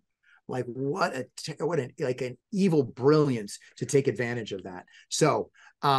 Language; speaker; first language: English; native; English